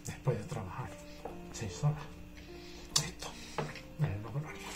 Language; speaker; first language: Spanish; native; Spanish